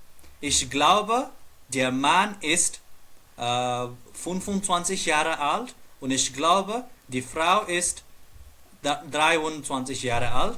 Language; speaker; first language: German; non-native, learner; Nepali